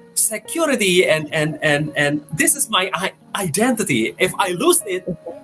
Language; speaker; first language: English; non-native, fluent; Indonesian